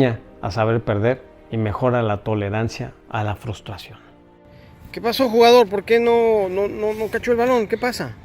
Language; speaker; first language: Spanish; native; Spanish